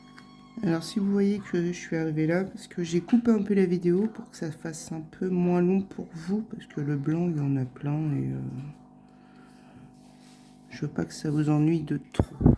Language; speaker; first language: French; native; French